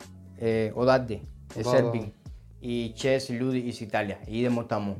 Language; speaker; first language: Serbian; non-native, learner; Spanish